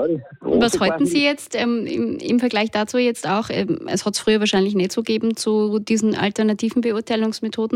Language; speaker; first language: German; native; German